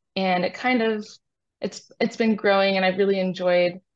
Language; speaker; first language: English; native; English